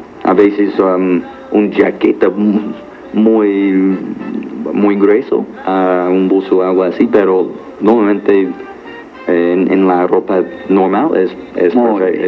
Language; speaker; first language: Spanish; non-native, learner; English